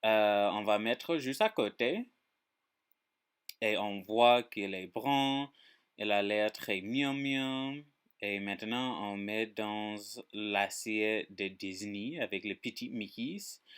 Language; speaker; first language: French; non-native, learner; English